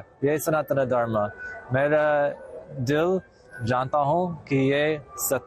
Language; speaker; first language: Hindi; non-native, learner; English